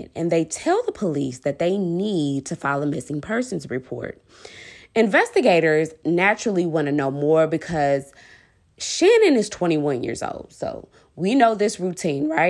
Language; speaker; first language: English; native; English